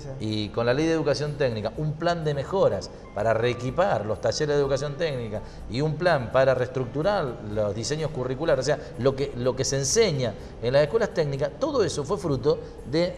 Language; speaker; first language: Spanish; native; Spanish